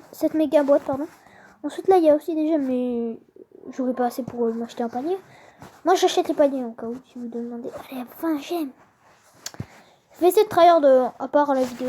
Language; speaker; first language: French; native; French